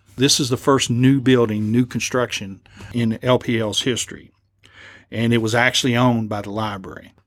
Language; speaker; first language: English; native; English